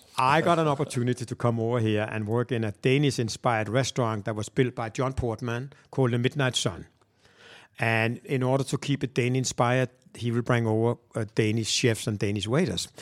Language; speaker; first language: English; non-native, fluent; Danish